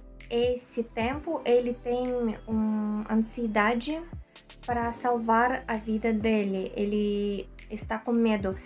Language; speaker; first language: Portuguese; non-native, learner; Russian